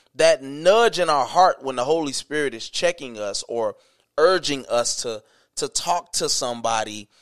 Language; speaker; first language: English; native; English